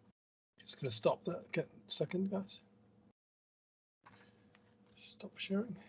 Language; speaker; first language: English; native; English